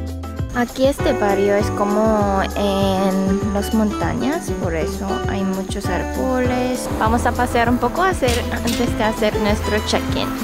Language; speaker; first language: Spanish; non-native, fluent; Korean